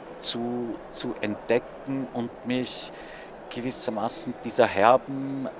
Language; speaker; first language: German; native; German